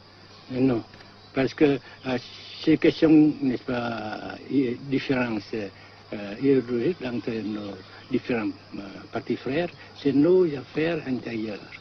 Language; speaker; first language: French; non-native, fluent; Vietnamese